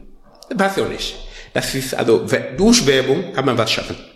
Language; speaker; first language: German; non-native, learner; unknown